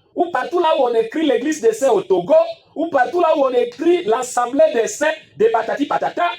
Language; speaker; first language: French; non-native, local second language; Swahili